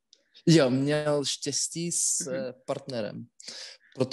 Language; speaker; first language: Czech; non-native, learner; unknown